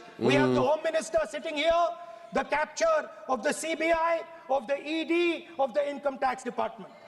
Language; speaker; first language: English; non-native, local second language; Hindi